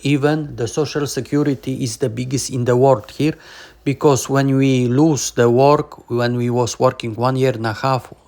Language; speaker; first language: English; non-native, learner; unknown